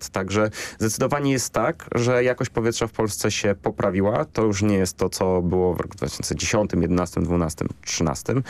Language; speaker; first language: Polish; native; Polish